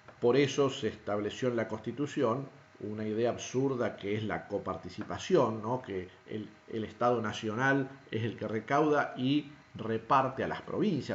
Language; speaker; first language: Spanish; native; Spanish